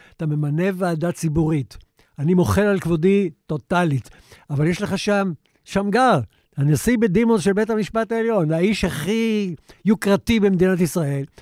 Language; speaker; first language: Hebrew; native; Hebrew